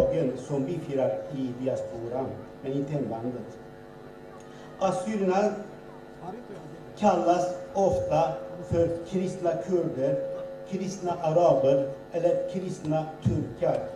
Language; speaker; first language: Swedish; early bilingual, other home language; Assyrian Neo-Aramaic